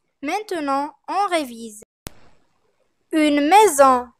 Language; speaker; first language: French; non-native, fluent; Arabic